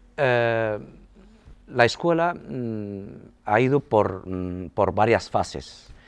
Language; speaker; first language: Spanish; non-native, local second language; Arabic